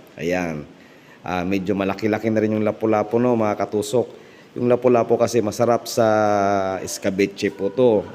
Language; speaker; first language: Filipino; non-native, local second language; Cebuano